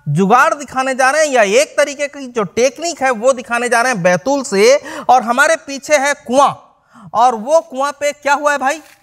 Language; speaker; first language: Hindi; native; Hindi